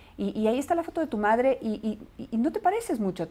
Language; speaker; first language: Spanish; native; Spanish